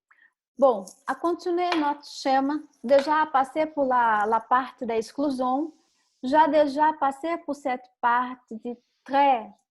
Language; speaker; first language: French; non-native, learner; Portuguese